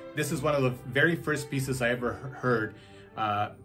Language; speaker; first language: English; non-native, fluent; Spanish